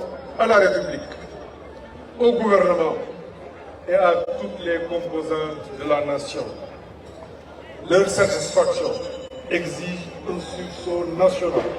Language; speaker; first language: French; non-native, local second language; Wolof